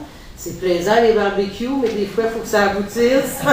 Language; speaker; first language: French; native; French